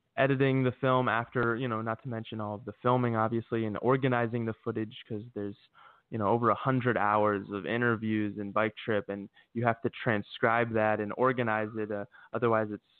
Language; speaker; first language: English; native; English